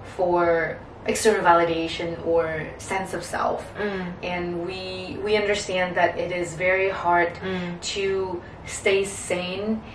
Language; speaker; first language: English; non-native, fluent; Vietnamese